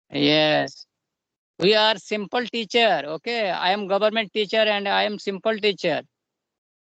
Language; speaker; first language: English; non-native, learner; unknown